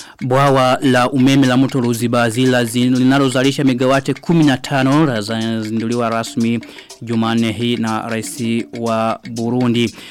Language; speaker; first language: Swahili; non-native, local second language; Rundi